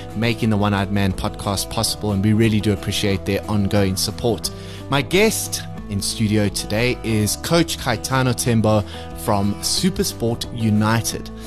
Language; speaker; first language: English; native; English